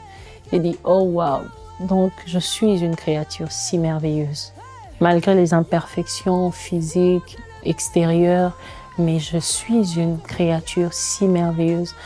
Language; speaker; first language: French; non-native, local second language; Lingala